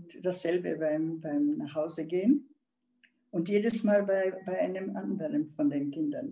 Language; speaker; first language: German; non-native, local second language; Czech